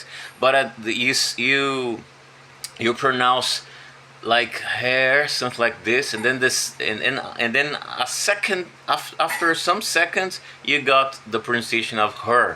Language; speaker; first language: English; non-native, fluent; Portuguese